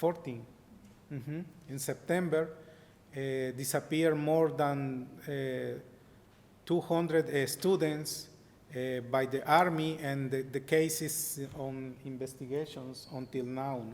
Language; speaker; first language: English; non-native, learner; Spanish